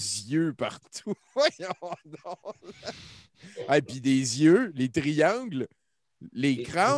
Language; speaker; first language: French; native; French